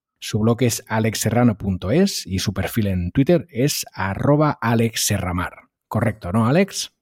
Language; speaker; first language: Spanish; non-native, local second language; Catalan